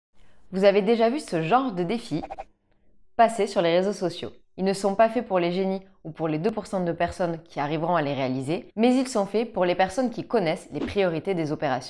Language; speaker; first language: French; native; French